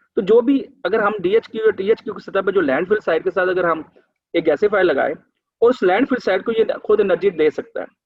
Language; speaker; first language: Urdu; non-native, local second language; Punjabi